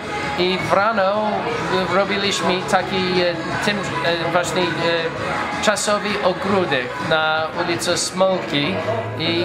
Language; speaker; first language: Polish; non-native, learner; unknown